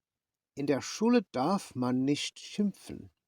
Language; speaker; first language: German; non-native, learner; English